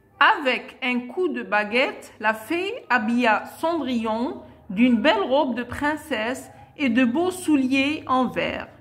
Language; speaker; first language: French; non-native, local second language; Arabic